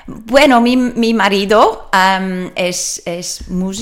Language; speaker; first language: Spanish; non-native, learner; English